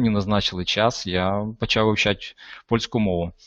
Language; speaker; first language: Ukrainian; non-native, local second language; Russian